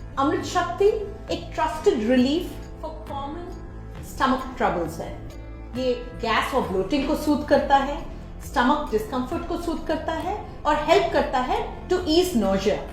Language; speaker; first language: Hindi; non-native, local second language; Bangla